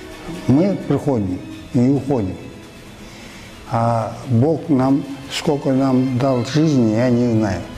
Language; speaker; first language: Russian; non-native, local second language; Kyrgyz